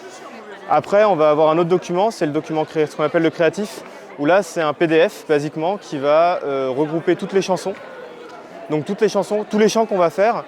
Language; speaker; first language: French; native; French